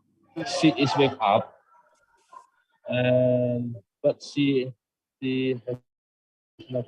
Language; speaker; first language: English; non-native, learner; Indonesian